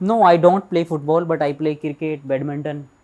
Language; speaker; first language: English; non-native, local second language; Hindi